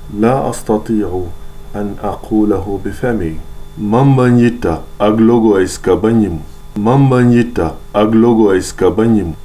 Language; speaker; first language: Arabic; non-native, local second language; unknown